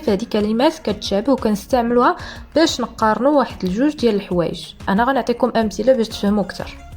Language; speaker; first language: Arabic; native; Arabic